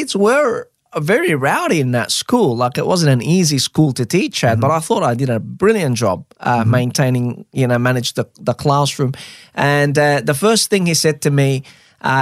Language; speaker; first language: English; non-native, fluent; Arabic